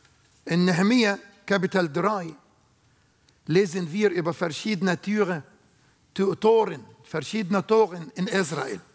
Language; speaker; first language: German; non-native, learner; Arabic